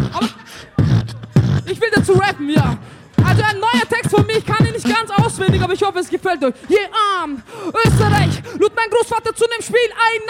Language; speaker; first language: German; early bilingual, other home language; Turkish